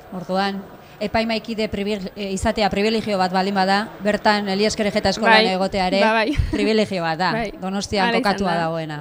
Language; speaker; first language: Basque; native; Basque